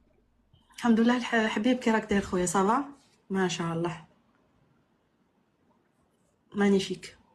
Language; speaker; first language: Arabic; native; Arabic